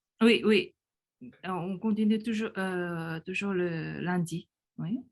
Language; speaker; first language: French; early bilingual, other home language; Korean